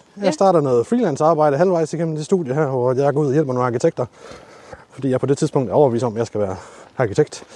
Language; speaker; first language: Danish; native; Danish